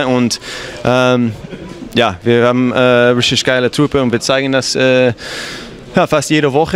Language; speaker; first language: German; non-native, fluent; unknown